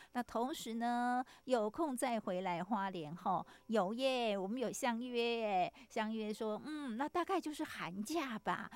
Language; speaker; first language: Chinese; native; Chinese